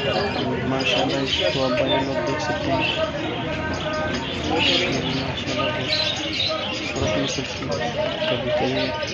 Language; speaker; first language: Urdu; non-native, local second language; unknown